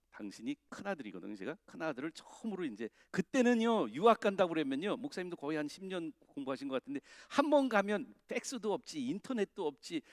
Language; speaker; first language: Korean; native; Korean